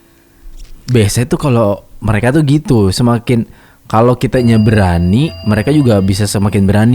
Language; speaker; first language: Indonesian; native; Indonesian